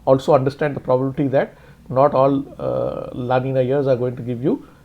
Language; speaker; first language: English; non-native, local second language; Tamil